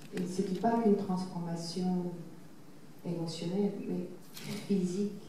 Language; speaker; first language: French; early bilingual, other home language; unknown